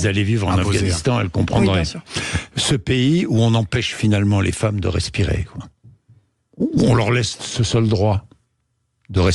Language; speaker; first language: French; native; French